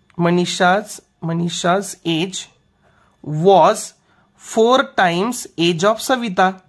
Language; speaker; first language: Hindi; non-native, local second language; Marathi